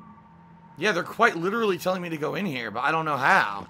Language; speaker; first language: English; native; English